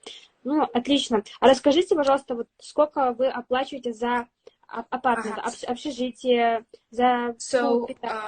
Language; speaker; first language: Russian; native; Russian